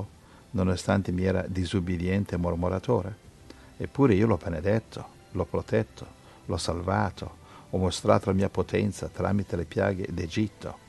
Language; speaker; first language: Italian; native; Italian